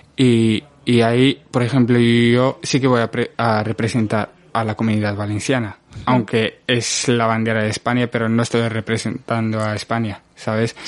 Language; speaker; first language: Spanish; non-native, fluent; Arabic